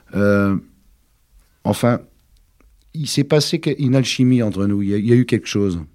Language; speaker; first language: French; native; French